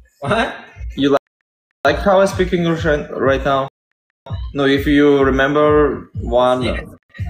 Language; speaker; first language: English; non-native, learner; Russian